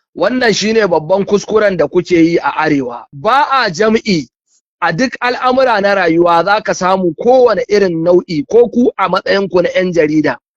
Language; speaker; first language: Hausa; native; Hausa